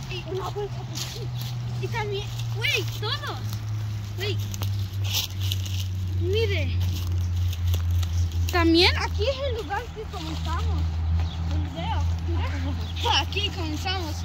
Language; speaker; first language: Spanish; early bilingual, heritage; Spanish